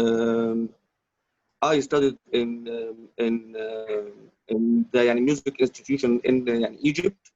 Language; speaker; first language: English; non-native, learner; Arabic